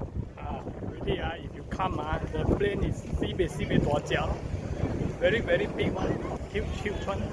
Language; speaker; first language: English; non-native, local second language; Chinese